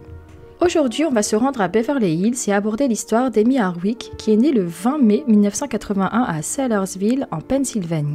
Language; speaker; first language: French; native; French